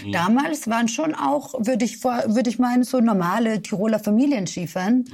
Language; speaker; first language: German; early bilingual, other home language; Serbian